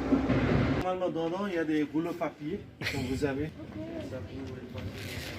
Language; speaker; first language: French; non-native, fluent; Nepali